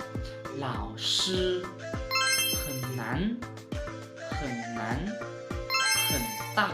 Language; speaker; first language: Chinese; non-native, fluent; Lao